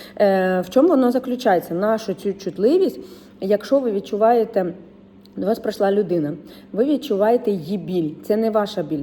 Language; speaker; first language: Ukrainian; non-native, local second language; Russian